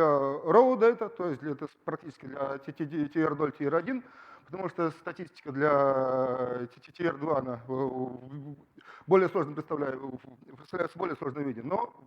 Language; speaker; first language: Russian; native; Russian